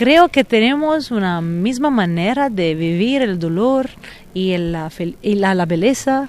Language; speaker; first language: Spanish; non-native, fluent; Italian